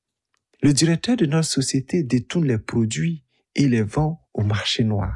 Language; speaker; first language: French; native; French